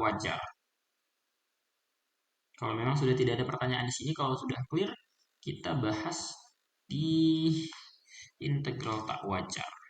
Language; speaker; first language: Indonesian; native; Indonesian